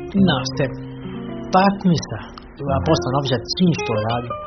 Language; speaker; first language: French; non-native, learner; Portuguese